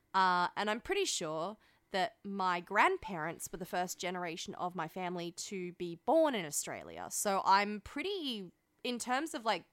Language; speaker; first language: English; early bilingual, other home language; French